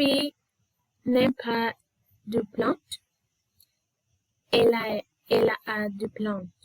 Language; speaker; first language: French; non-native, learner; Spanish